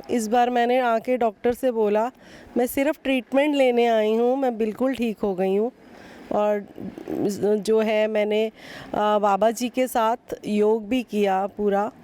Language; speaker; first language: Hindi; native; Hindi